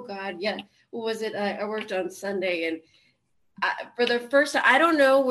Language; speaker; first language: English; native; English